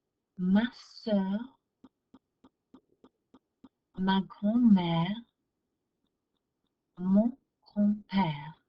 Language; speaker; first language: French; non-native, fluent; English